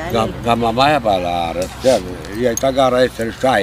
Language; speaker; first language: Hebrew; non-native, fluent; Romanian